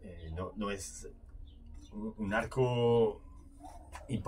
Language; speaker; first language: Spanish; non-native, learner; French